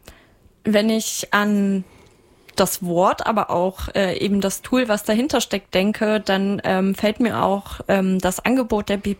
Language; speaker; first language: German; native; German